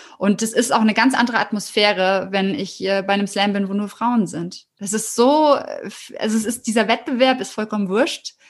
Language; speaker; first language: German; native; German